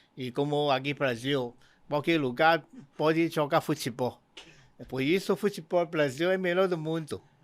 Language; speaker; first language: Portuguese; non-native, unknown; Cantonese